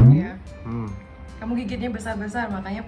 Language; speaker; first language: Indonesian; native; Indonesian